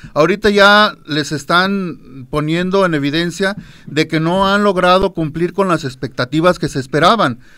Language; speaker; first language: Spanish; native; Spanish